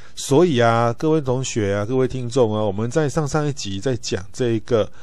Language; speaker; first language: Chinese; native; Chinese